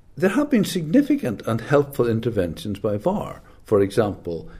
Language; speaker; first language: English; native; English